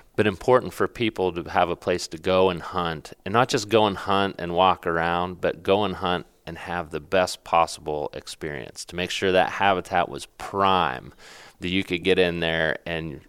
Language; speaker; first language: English; native; English